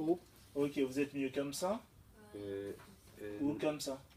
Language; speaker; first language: French; native; French